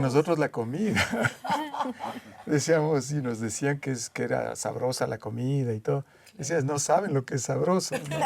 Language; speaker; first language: Spanish; native; Spanish